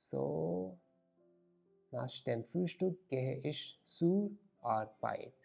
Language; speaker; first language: German; non-native, learner; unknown